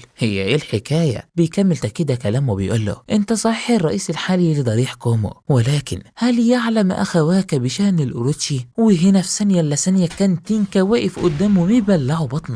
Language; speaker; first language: Arabic; native; Arabic